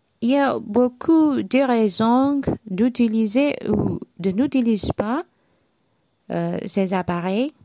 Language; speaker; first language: French; non-native, learner; Javanese